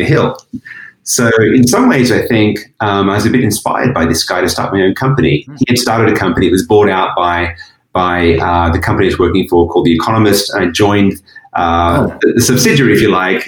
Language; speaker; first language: English; native; English